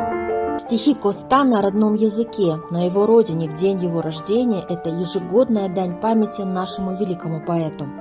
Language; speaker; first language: Russian; native; Russian